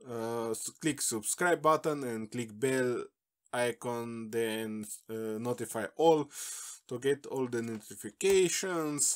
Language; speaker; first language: English; non-native, fluent; Slovenian